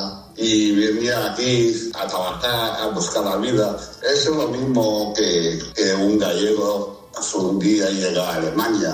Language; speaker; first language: Spanish; non-native, fluent; Chinese